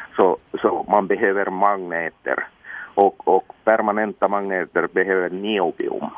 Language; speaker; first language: Swedish; non-native, local second language; Finnish